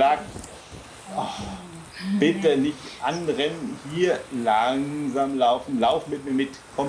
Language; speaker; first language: German; native; German